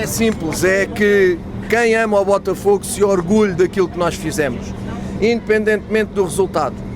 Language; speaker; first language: Portuguese; native; Portuguese